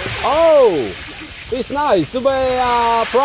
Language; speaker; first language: English; non-native, learner; Filipino